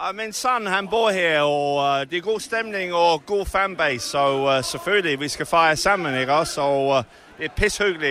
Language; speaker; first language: Danish; non-native, fluent; English